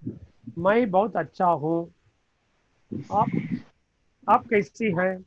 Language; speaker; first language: Hindi; non-native, learner; Tamil